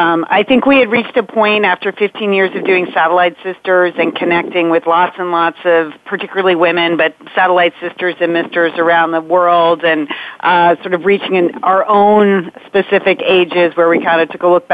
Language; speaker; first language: English; native; English